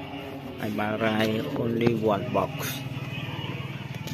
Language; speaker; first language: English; non-native, learner; Vietnamese